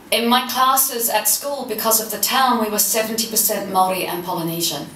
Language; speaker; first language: English; native; English